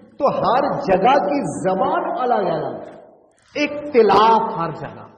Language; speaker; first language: Urdu; non-native, local second language; Bangla